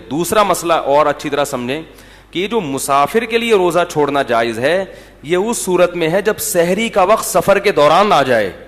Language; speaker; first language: Urdu; native; Urdu